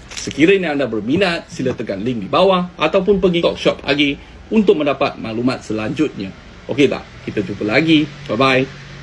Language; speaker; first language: Malay; native; Malay